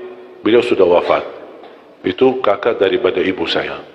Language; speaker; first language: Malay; non-native, fluent; Arabic